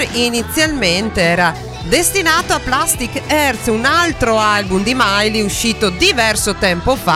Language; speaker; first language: Italian; native; Italian